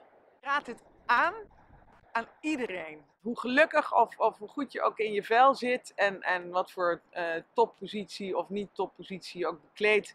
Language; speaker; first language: Dutch; native; Dutch